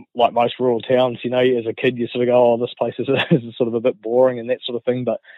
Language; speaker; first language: English; native; English